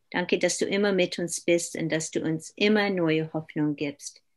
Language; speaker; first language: German; early bilingual, heritage; German